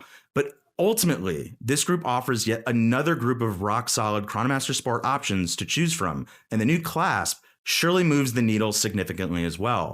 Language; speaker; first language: English; native; English